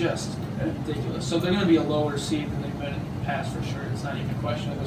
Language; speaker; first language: English; native; English